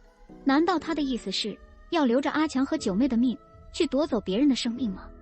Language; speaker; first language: Chinese; native; Chinese